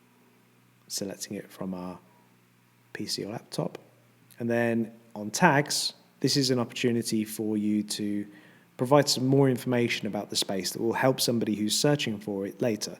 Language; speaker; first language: English; native; English